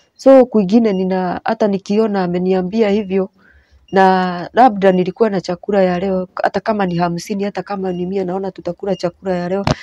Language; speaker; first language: Swahili; non-native, local second language; Kikuyu